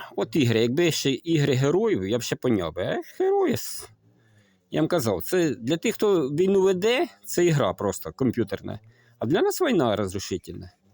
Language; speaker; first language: Ukrainian; native; Ukrainian